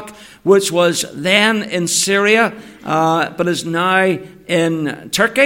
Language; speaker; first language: English; native; English